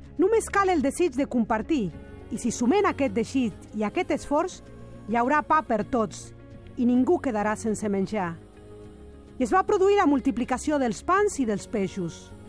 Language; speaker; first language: Catalan; non-native, fluent; Spanish